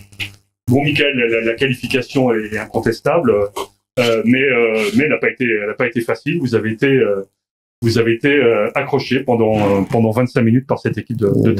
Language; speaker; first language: French; native; French